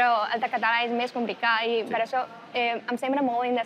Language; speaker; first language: Catalan; non-native, learner; Chinese